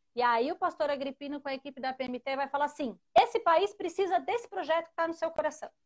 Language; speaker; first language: Portuguese; native; Portuguese